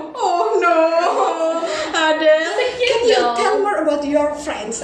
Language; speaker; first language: English; non-native, learner; Indonesian